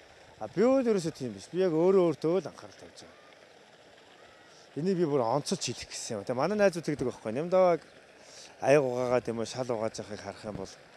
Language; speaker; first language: Mongolian; native; Mongolian